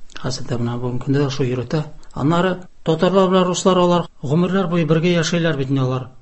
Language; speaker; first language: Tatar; native; Tatar